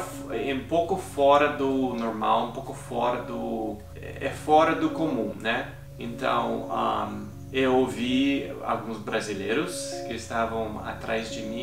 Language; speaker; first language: Portuguese; non-native, fluent; English